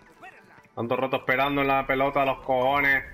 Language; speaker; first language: Spanish; native; Spanish